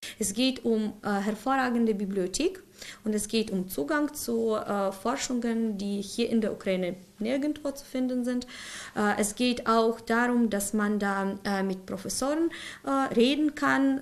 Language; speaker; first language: German; non-native, fluent; Ukrainian